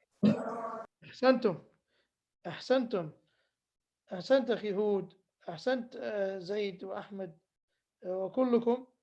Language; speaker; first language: Arabic; non-native, fluent; English